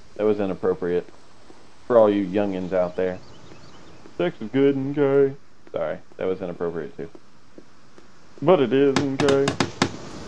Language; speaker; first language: English; native; English